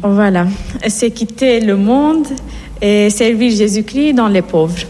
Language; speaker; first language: French; non-native, fluent; Persian